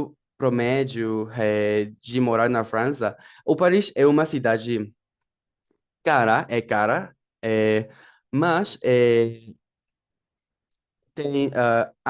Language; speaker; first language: Portuguese; non-native, fluent; Spanish